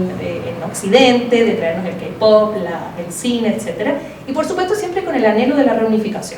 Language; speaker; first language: Spanish; native; Spanish